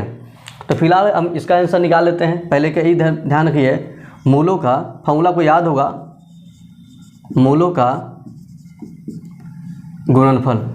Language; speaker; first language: Hindi; native; Hindi